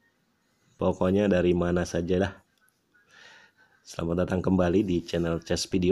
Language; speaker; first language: Indonesian; native; Indonesian